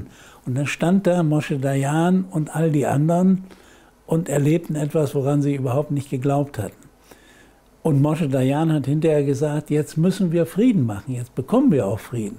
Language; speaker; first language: German; native; German